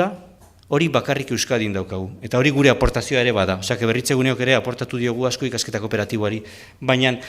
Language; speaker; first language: Basque; native; Basque